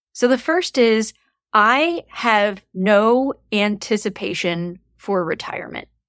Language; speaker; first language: English; native; English